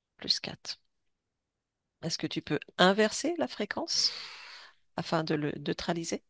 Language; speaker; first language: French; native; French